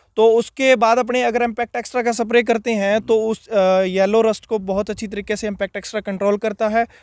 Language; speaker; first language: Hindi; non-native, local second language; Punjabi